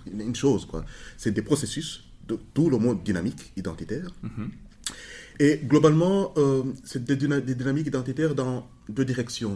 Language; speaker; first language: French; non-native, local second language; Kinyarwanda